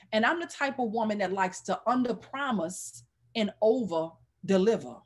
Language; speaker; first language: English; native; English